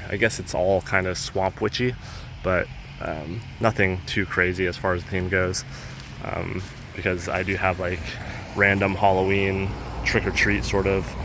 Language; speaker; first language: English; native; English